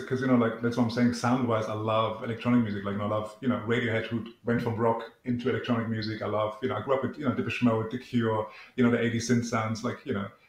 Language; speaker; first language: English; non-native, fluent; German